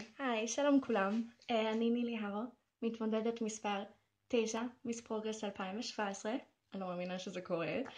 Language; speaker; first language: Hebrew; non-native, local second language; English